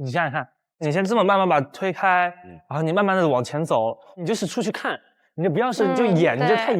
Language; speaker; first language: Chinese; native; Chinese